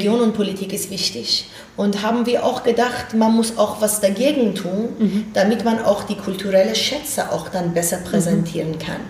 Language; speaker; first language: German; non-native, fluent; Persian